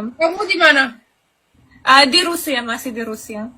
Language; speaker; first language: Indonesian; non-native, learner; Russian